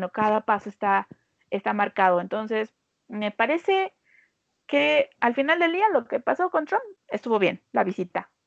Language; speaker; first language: Spanish; native; Spanish